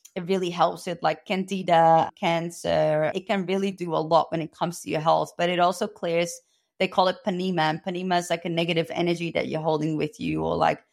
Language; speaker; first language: English; non-native, fluent; Dutch